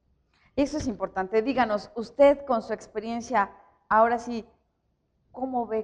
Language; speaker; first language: Spanish; native; Spanish